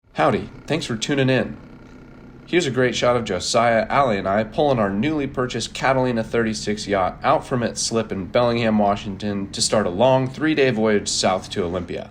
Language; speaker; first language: English; native; English